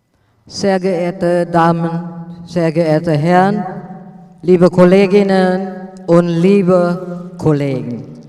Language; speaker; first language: German; non-native, fluent; Indonesian